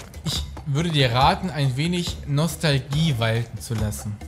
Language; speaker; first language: German; native; German